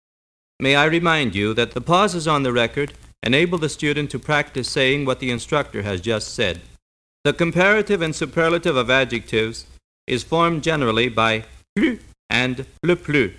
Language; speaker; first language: English; native; English